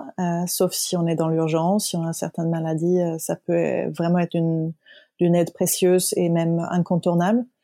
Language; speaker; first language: French; non-native, fluent; Swedish